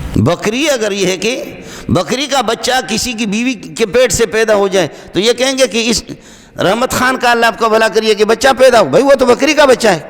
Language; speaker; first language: Urdu; non-native, local second language; Pashto